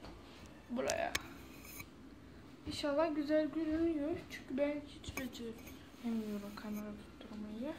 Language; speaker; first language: Turkish; non-native, fluent; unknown